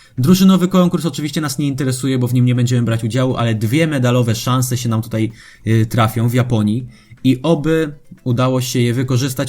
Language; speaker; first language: Polish; native; Polish